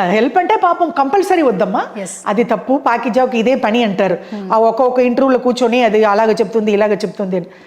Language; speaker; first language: Telugu; non-native, local second language; Tamil